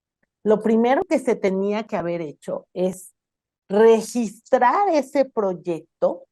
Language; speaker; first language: Spanish; native; Spanish